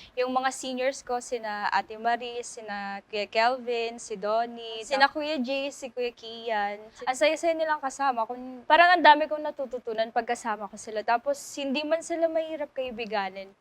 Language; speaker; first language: Filipino; non-native, local second language; Waray